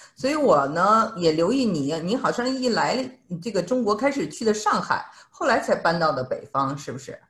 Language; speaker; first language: Chinese; native; Chinese